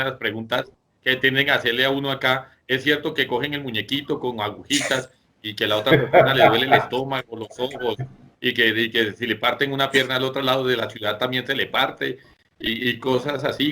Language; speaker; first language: Spanish; native; Spanish